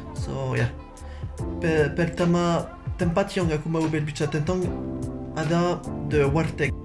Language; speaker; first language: Indonesian; non-native, learner; French